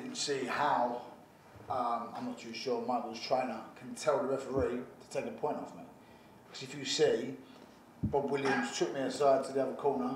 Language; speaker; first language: English; native; English